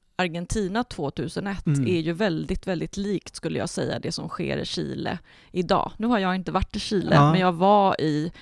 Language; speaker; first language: Swedish; early bilingual, other home language; Spanish